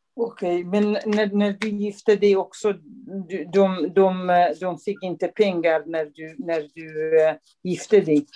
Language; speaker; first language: Swedish; non-native, fluent; Kurdish